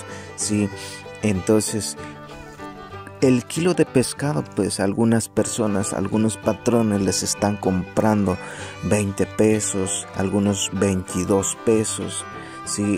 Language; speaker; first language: Spanish; native; Spanish